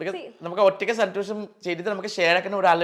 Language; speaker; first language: Malayalam; non-native, fluent; Assamese